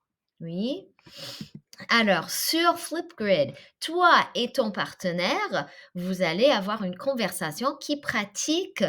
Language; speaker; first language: French; non-native, fluent; English